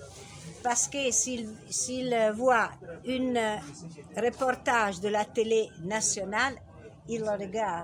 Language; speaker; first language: French; non-native, learner; Italian